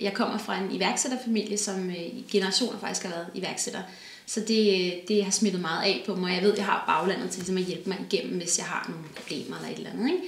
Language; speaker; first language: Danish; native; Danish